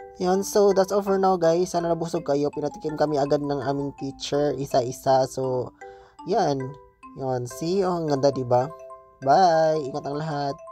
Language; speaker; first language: Filipino; non-native, local second language; Cebuano